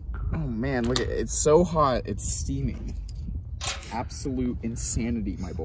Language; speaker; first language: English; native; English